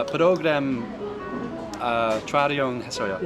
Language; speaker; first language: Korean; non-native, learner; Dutch